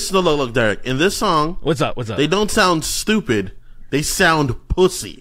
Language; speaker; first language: English; native; English